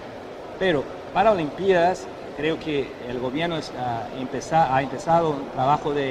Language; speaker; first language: Spanish; non-native, fluent; Portuguese